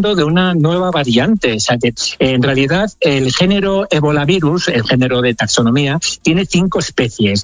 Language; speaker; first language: Spanish; native; Spanish